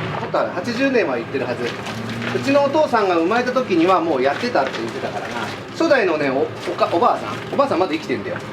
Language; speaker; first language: Japanese; native; Japanese